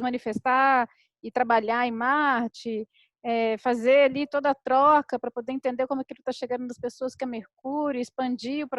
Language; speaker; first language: Portuguese; native; Portuguese